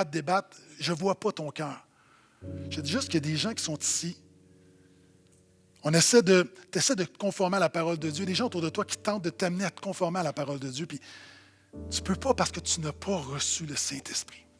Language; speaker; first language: French; native; French